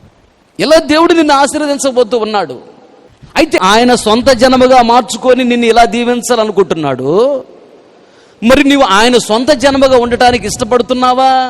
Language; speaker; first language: Telugu; native; Telugu